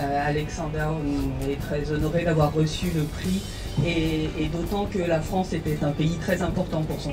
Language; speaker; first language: French; native; French